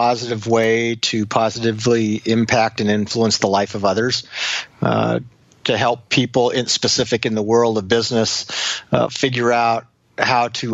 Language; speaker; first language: English; native; English